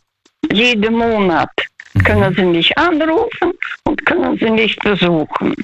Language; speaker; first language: German; non-native, fluent; Russian